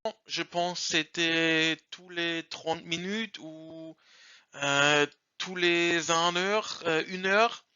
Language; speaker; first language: French; non-native, learner; German